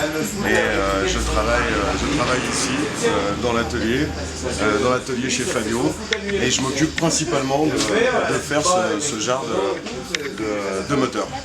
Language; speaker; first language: French; native; French